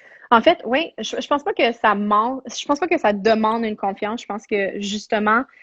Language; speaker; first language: French; native; French